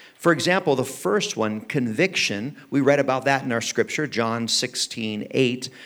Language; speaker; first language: English; native; English